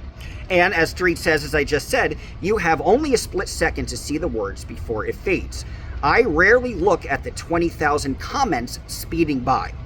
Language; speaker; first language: English; native; English